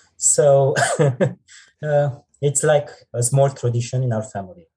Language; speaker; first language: English; non-native, fluent; Romanian